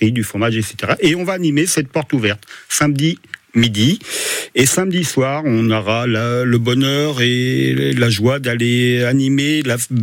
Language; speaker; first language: French; native; French